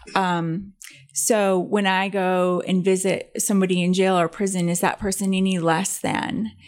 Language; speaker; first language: English; native; English